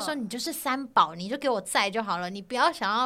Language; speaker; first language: Chinese; native; Chinese